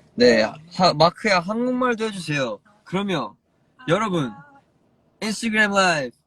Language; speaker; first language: Korean; early bilingual, other home language; English